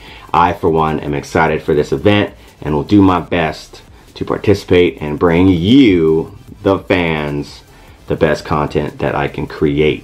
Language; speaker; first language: English; native; English